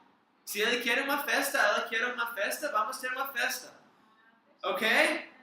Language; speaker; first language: Portuguese; non-native, learner; English